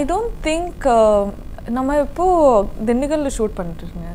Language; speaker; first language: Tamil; non-native, learner; Kodava